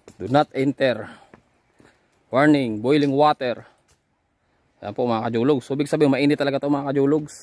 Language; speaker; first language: Filipino; non-native, local second language; Bikol